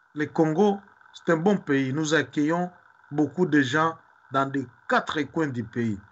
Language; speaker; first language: French; non-native, local second language; Swahili